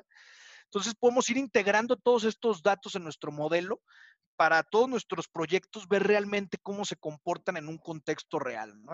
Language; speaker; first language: Spanish; native; Spanish